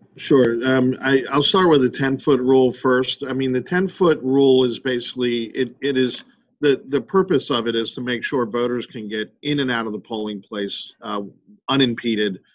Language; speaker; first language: English; native; English